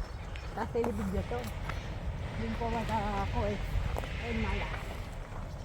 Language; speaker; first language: Hebrew; non-native, learner; Filipino